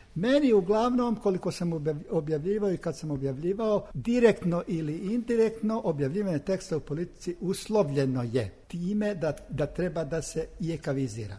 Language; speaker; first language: Serbian; native; Serbian